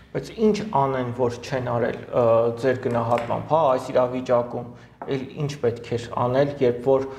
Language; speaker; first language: Armenian; native; Armenian